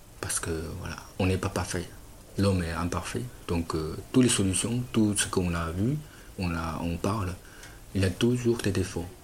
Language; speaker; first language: French; non-native, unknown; Chinese